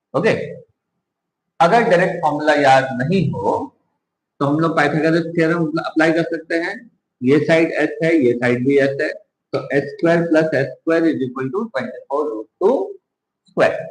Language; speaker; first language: Hindi; native; Hindi